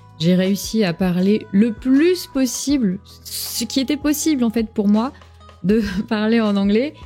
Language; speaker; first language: French; native; French